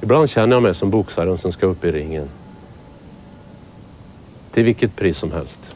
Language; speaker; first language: Swedish; native; Swedish